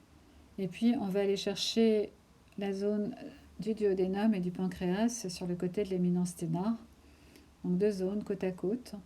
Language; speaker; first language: French; native; French